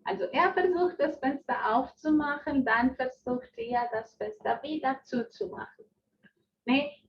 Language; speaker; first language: German; non-native, fluent; Spanish